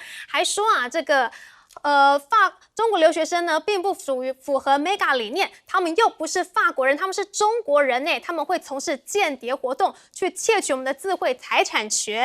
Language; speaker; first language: Chinese; native; Chinese